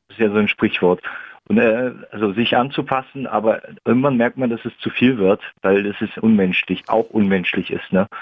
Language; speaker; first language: German; non-native, fluent; Russian